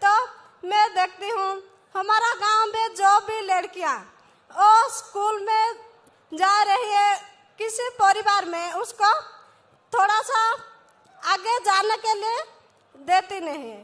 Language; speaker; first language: Hindi; non-native, local second language; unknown